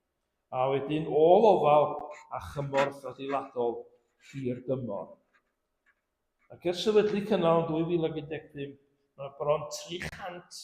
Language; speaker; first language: Welsh; native; Welsh